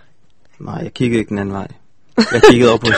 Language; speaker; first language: Danish; native; Danish